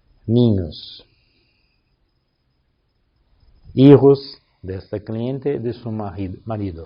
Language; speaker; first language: Spanish; non-native, learner; Portuguese